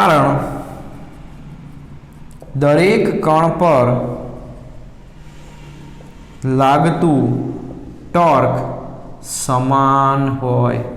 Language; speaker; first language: Gujarati; native; Gujarati